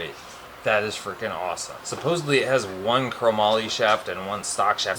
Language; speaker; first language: English; native; English